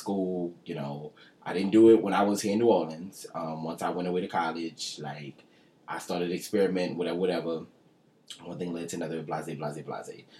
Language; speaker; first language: English; native; English